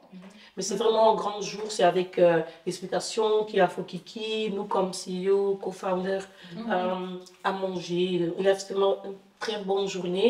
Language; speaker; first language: French; non-native, fluent; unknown